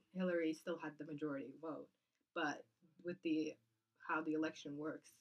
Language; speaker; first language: English; non-native, fluent; Kazakh